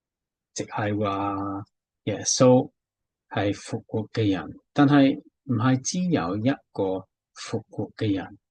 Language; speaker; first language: Cantonese; non-native, fluent; English